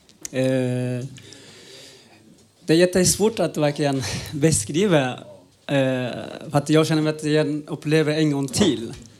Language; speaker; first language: Swedish; non-native, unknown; Uzbek